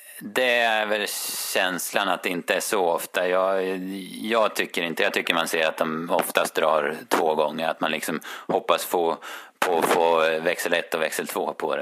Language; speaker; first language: Swedish; native; Swedish